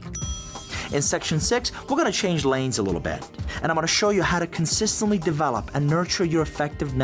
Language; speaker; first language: English; non-native, fluent; Persian